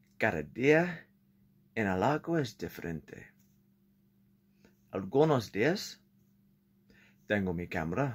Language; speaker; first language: Spanish; non-native, learner; English